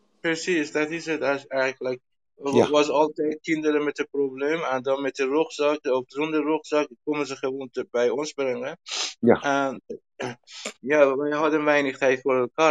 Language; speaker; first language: Dutch; non-native, learner; Persian